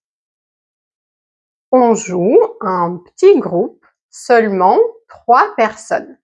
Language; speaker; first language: French; native; French